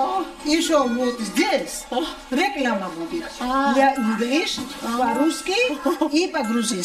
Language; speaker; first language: Russian; non-native, local second language; Georgian